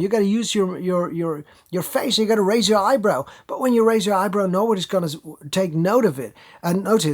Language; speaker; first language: English; non-native, fluent; German